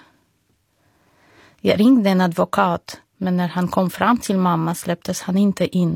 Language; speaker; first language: Swedish; non-native, fluent; Russian